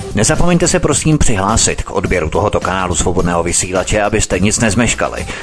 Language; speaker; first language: Czech; native; Czech